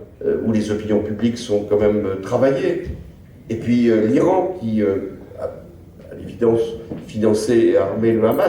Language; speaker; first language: French; native; French